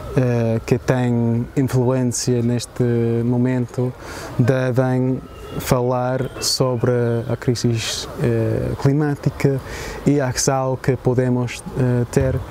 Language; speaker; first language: Portuguese; non-native, fluent; English